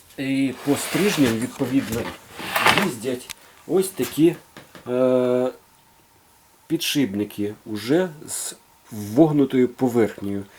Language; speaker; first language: Ukrainian; non-native, local second language; Russian